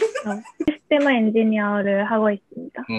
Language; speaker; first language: Korean; non-native, learner; Japanese